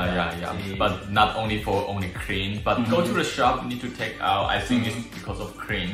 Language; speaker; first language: English; non-native, learner; Chinese